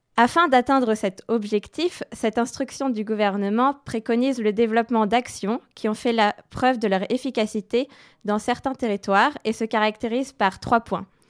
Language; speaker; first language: French; native; French